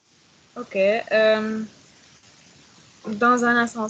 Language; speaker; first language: French; non-native, learner; Arabic